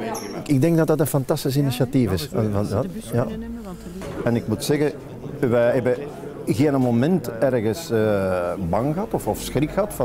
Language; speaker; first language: Dutch; native; Dutch